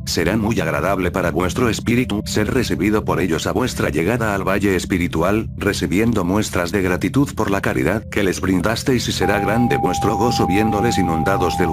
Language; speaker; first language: Spanish; native; Spanish